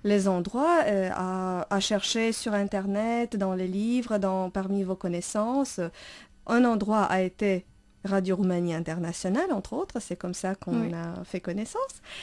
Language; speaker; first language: French; non-native, fluent; Romanian